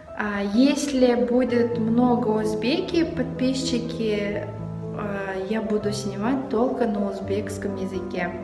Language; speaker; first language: Russian; non-native, local second language; Uzbek